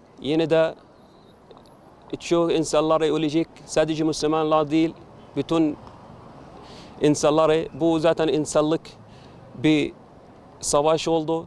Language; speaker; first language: Turkish; non-native, fluent; Arabic